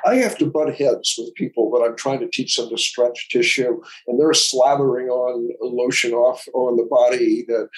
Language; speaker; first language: English; native; English